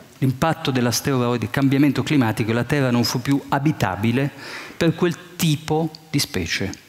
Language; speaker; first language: Italian; early bilingual, heritage; Italian